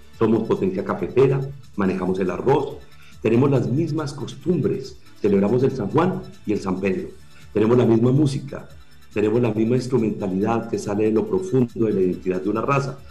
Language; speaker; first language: Spanish; native; Spanish